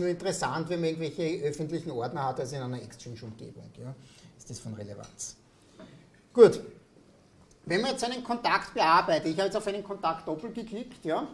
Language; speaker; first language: German; native; German